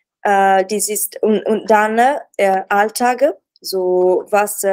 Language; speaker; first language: German; non-native, learner; Italian